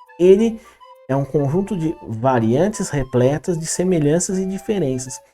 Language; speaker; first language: Portuguese; native; Portuguese